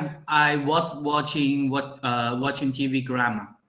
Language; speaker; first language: English; non-native, learner; Chinese